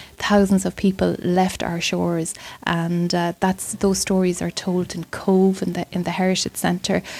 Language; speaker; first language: English; native; English